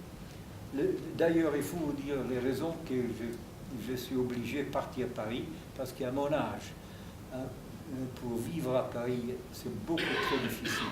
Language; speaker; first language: French; non-native, fluent; German